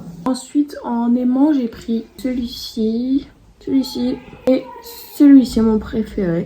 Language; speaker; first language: French; native; French